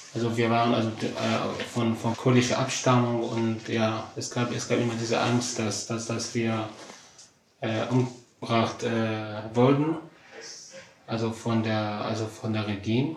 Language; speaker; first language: German; non-native, fluent; Arabic